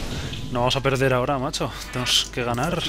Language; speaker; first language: Spanish; native; Spanish